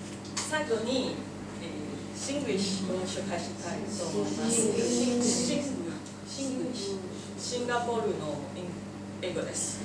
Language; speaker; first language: Japanese; non-native, learner; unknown